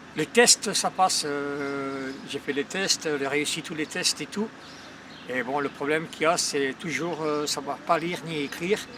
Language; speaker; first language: French; native; French